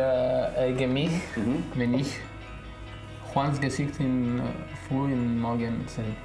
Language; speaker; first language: German; non-native, learner; Spanish